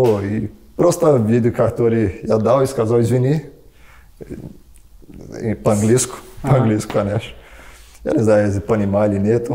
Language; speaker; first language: Russian; non-native, learner; Portuguese